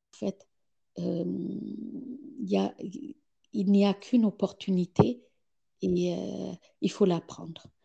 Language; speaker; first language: French; non-native, fluent; Amharic